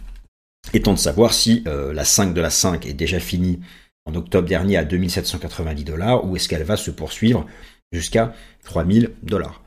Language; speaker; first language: French; native; French